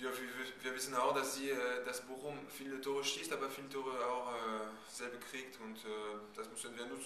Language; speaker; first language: German; non-native, fluent; French